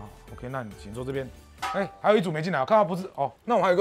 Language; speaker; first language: Chinese; native; Chinese